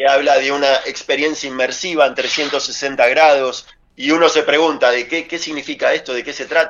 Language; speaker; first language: Spanish; native; Spanish